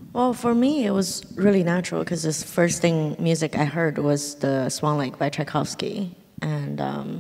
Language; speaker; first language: English; early bilingual, other home language; Chinese